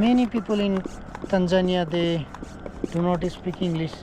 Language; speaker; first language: English; non-native, local second language; Bangla